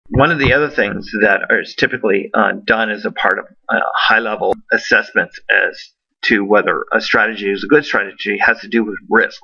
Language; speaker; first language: English; native; English